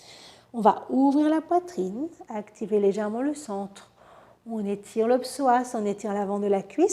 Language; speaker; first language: French; native; French